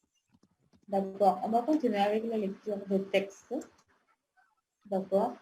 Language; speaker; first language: French; non-native, fluent; Spanish